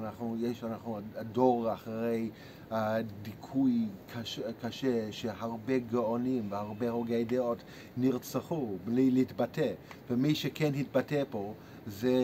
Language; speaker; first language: Hebrew; non-native, fluent; English